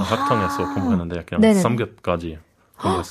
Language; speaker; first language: Korean; non-native, learner; English